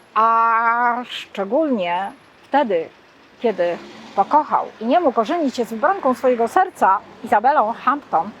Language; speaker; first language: Polish; native; Polish